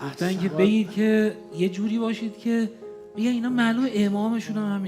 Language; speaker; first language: Persian; native; Persian